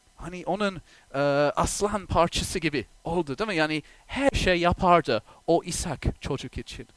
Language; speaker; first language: Turkish; non-native, fluent; English